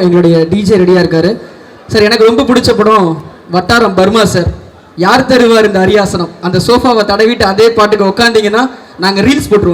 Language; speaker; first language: Tamil; native; Tamil